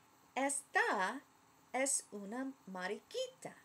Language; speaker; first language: Spanish; non-native, learner; English